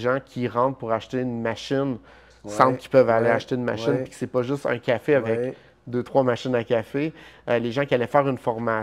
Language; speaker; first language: French; native; French